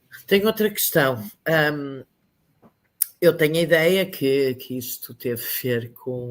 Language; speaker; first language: Portuguese; native; Portuguese